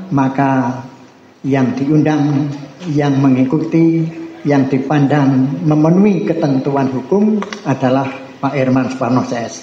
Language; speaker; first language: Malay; non-native, local second language; Javanese